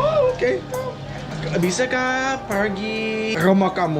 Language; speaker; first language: Indonesian; non-native, learner; English